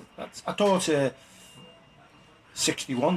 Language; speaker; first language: English; native; English